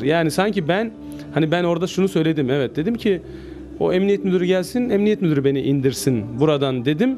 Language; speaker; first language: Turkish; native; Turkish